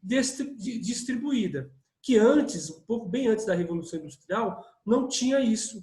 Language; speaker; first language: Portuguese; native; Portuguese